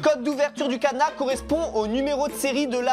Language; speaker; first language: French; native; French